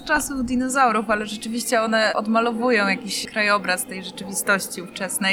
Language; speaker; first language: Polish; native; Polish